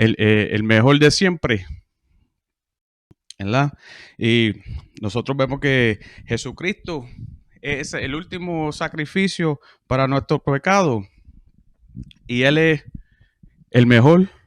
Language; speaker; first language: Spanish; early bilingual, heritage; Spanish